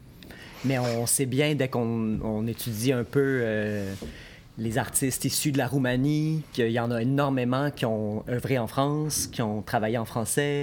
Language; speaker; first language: French; native; French